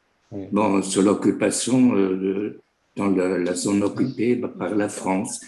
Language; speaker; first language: French; non-native, fluent; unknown